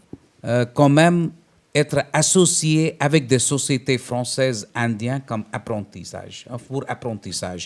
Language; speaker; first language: French; non-native, fluent; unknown